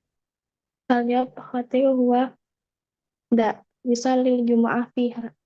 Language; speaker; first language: Arabic; non-native, learner; Indonesian